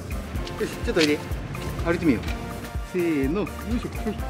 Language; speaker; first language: Japanese; native; Japanese